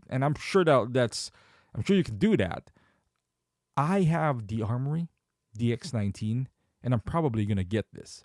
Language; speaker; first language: English; native; English